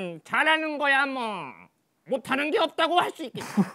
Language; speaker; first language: Korean; native; Korean